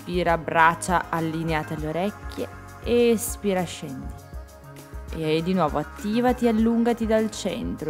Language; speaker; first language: Italian; native; Italian